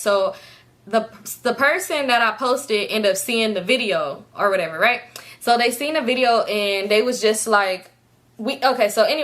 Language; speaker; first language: English; native; English